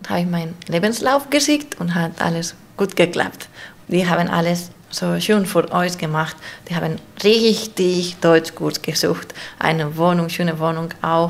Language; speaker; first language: German; non-native, fluent; Spanish